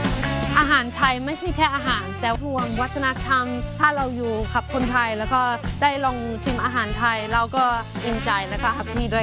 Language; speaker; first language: Thai; non-native, fluent; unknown